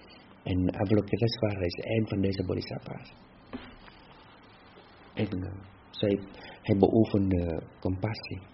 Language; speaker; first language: Dutch; non-native, fluent; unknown